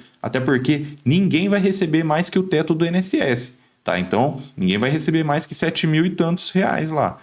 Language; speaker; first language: Portuguese; native; Portuguese